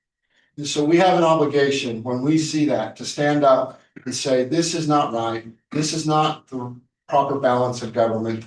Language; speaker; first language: English; native; English